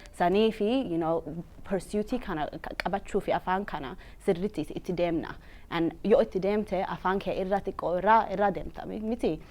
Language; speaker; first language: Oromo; early bilingual, heritage; Oromo